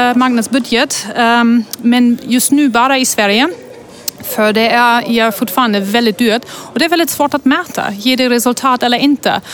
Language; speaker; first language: Swedish; non-native, fluent; German